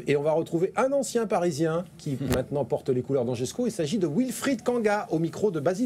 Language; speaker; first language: French; native; French